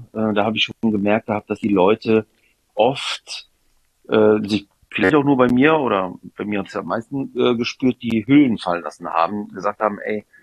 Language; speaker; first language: German; native; German